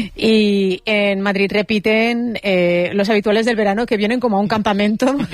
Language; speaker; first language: Spanish; native; Spanish